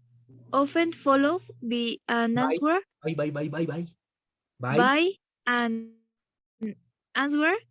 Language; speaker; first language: English; non-native, learner; Spanish